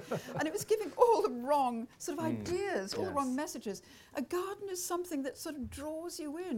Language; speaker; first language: English; native; English